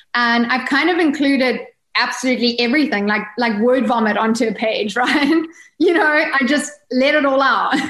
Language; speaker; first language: English; native; English